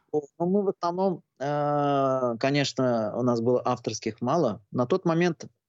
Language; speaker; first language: Russian; non-native, local second language; Azerbaijani